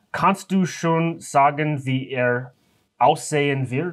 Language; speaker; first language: German; non-native, learner; English